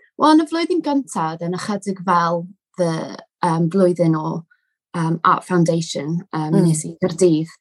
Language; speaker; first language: Welsh; non-native, local second language; English